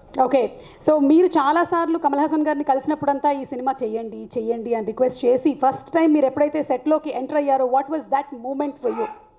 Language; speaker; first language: Telugu; native; Telugu